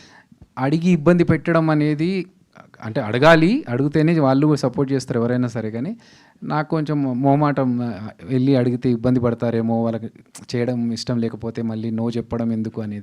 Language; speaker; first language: Telugu; native; Telugu